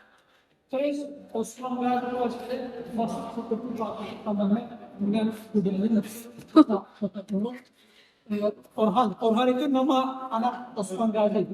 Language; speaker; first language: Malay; non-native, fluent; Turkish